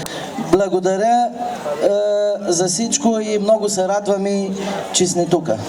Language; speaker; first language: Bulgarian; early bilingual, heritage; Bulgarian